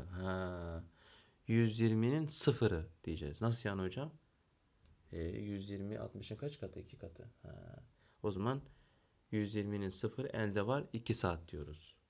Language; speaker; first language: Turkish; native; Turkish